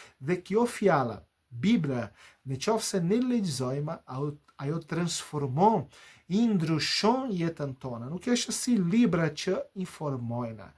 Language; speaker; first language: Albanian; non-native, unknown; Portuguese